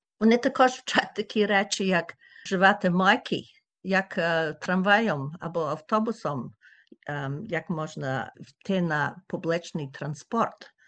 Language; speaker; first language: Ukrainian; early bilingual, heritage; Ukrainian